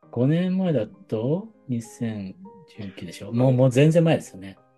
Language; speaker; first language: Japanese; native; Japanese